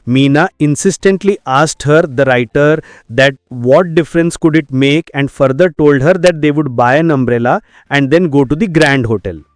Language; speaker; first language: English; non-native, local second language; Marathi